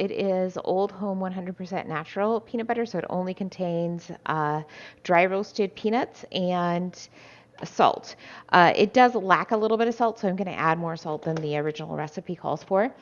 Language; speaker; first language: English; native; English